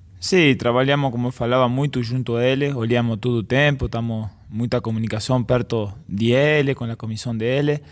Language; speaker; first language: Portuguese; non-native, fluent; Spanish